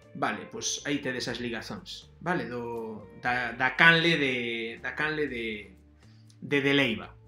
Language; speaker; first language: Galician; non-native, local second language; Spanish